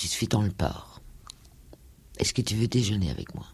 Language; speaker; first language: French; non-native, fluent; Danish